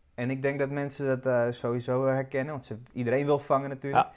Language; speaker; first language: Dutch; native; Dutch